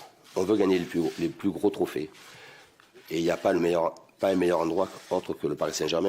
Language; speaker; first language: French; native; French